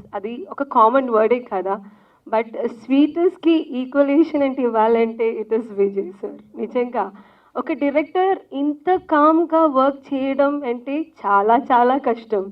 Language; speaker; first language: Telugu; non-native, local second language; Malayalam